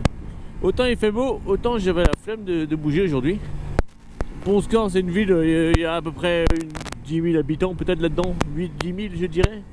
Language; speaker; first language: French; native; French